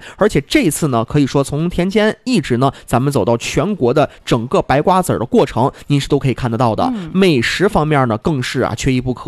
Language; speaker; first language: Chinese; native; Chinese